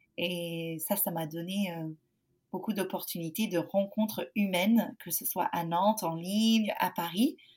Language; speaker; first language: French; non-native, fluent; English